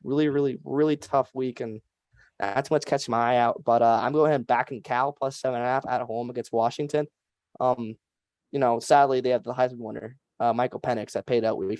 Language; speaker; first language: English; native; English